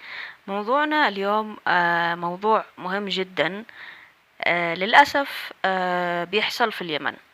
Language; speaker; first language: Arabic; native; Arabic